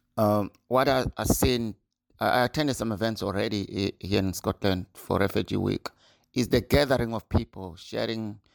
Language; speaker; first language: English; non-native, local second language; North Ndebele